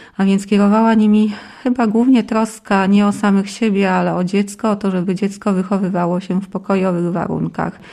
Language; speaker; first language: Polish; native; Polish